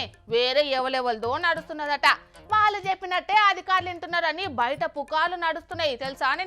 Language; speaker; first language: Telugu; native; Telugu